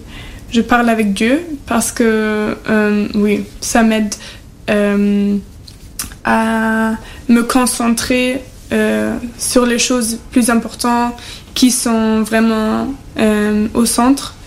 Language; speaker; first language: French; non-native, fluent; German